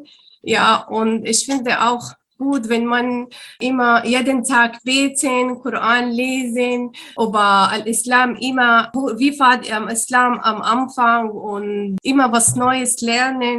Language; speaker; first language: German; non-native, learner; Arabic